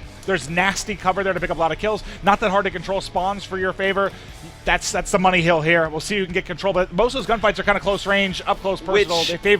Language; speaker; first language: English; native; English